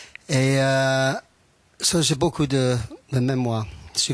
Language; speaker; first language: French; non-native, learner; English